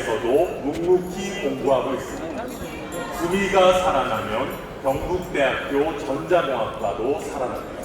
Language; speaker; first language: Korean; native; Korean